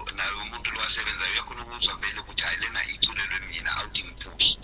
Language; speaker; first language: Zulu; non-native, local second language; Venda